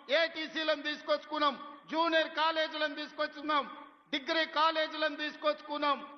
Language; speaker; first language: Telugu; native; Telugu